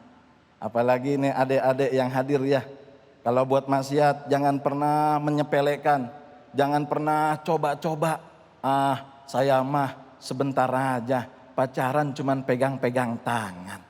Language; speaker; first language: Indonesian; native; Indonesian